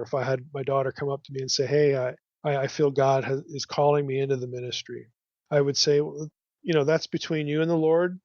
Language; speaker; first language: English; native; English